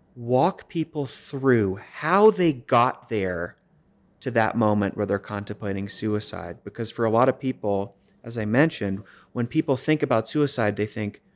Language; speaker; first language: English; native; English